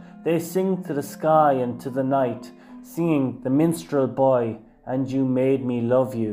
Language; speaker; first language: English; native; English